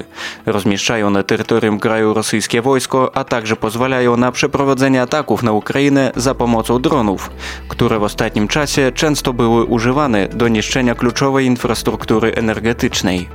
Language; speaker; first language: Polish; native; Polish